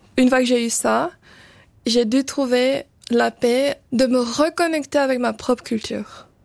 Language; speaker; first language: French; early bilingual, other home language; Portuguese